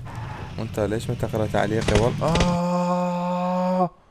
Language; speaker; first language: Arabic; native; Arabic